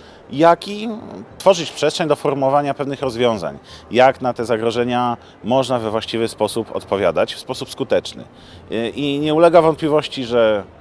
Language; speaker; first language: Polish; native; Polish